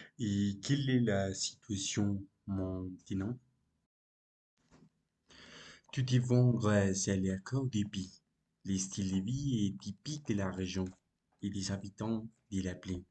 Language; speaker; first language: French; non-native, learner; Spanish